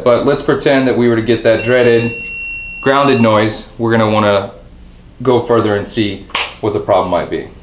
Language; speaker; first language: English; native; English